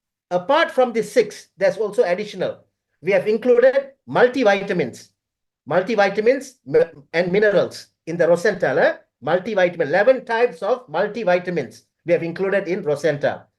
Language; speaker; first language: English; non-native, local second language; Tamil